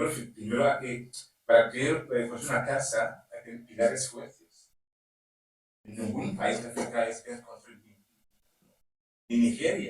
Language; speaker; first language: Spanish; non-native, learner; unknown